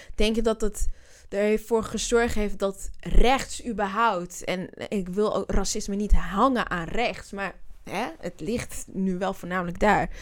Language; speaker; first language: Dutch; native; Dutch